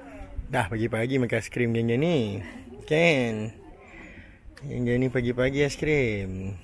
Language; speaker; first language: Malay; native; Malay